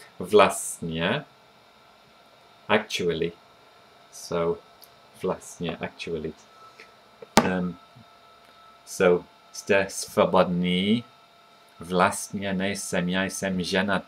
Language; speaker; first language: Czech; non-native, fluent; English